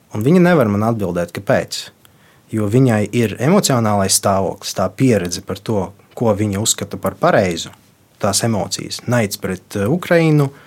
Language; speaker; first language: Latvian; non-native, local second language; Russian